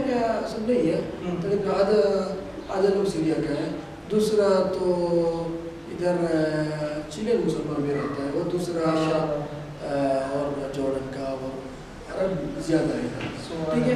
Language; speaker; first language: Hindi; non-native, learner; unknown